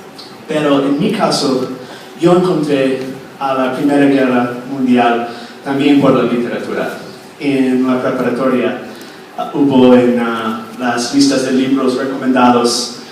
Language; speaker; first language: Spanish; non-native, fluent; English